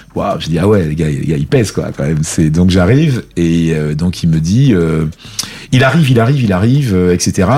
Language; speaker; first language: French; native; French